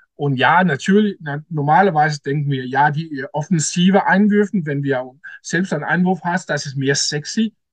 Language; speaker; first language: German; non-native, learner; Danish